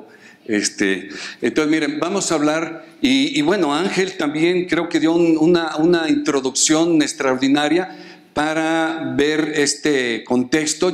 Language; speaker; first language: Spanish; native; Spanish